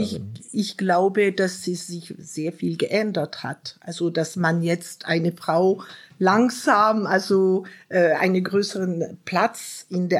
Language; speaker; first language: German; non-native, fluent; French